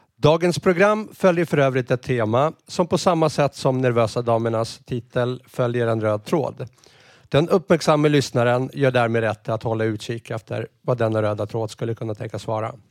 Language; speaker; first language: Swedish; native; Swedish